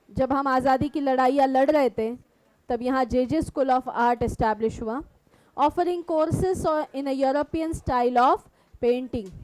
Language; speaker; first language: Hindi; non-native, local second language; Marathi